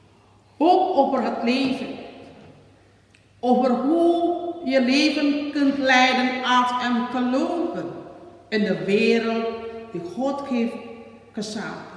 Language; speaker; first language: Dutch; non-native, learner; Indonesian